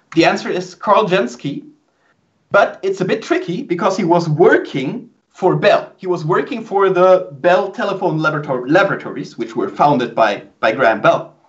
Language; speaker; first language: English; non-native, fluent; German